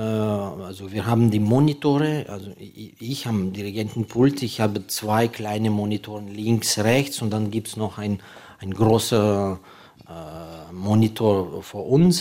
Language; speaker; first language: German; non-native, fluent; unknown